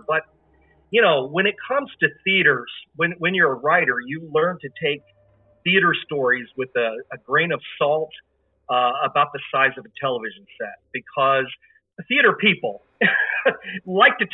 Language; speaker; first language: English; native; English